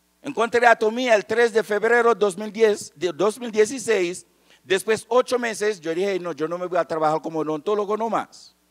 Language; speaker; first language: Spanish; non-native, fluent; Haitian Creole